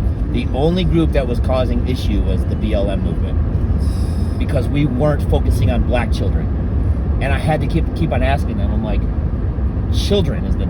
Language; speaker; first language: English; native; English